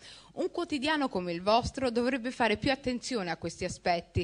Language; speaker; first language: Italian; early bilingual, other home language; Somali